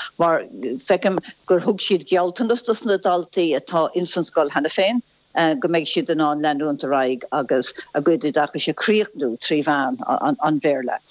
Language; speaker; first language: Irish; non-native, local second language; English